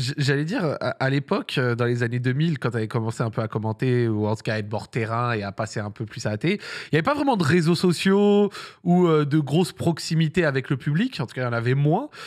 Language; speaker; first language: French; early bilingual, other home language; Arabic